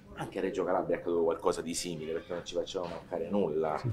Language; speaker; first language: Italian; native; Italian